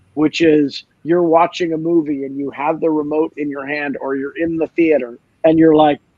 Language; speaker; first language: English; native; English